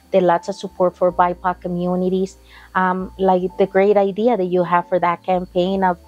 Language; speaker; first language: English; non-native, fluent; Spanish